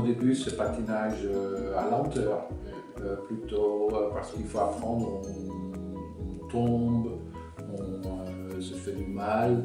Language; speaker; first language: French; non-native, fluent; Dutch